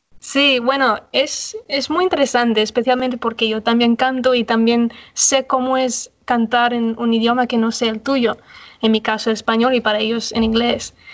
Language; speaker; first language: Spanish; non-native, fluent; English